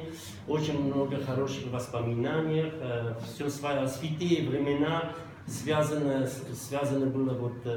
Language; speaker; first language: Russian; non-native, local second language; Armenian